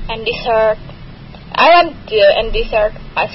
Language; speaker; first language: English; non-native, learner; Indonesian